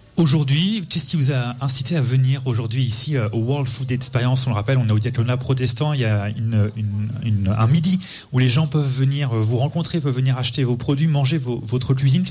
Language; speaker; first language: French; native; French